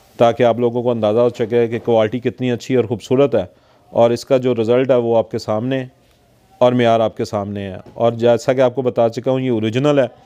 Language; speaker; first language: Urdu; non-native, local second language; Punjabi